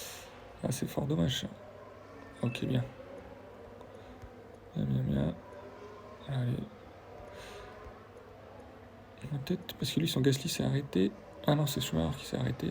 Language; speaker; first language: French; native; French